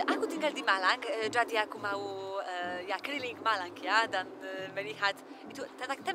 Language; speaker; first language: Indonesian; non-native, learner; Polish